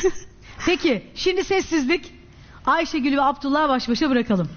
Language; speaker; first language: Turkish; native; Turkish